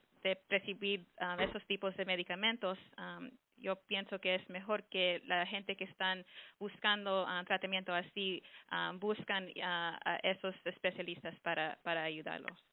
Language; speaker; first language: Spanish; early bilingual, heritage; Spanish